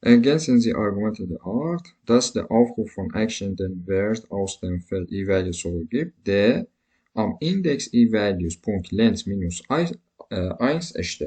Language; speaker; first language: German; non-native, learner; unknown